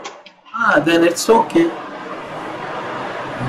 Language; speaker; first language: English; non-native, local second language; Hindi